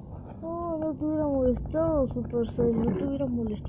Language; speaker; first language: Spanish; native; Spanish